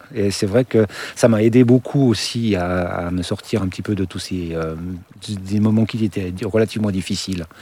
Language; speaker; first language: French; native; French